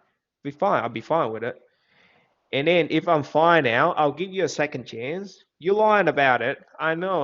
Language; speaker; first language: English; non-native, fluent; Vietnamese